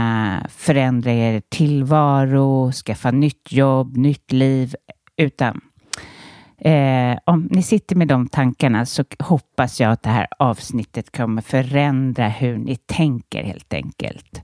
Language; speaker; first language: Swedish; native; Swedish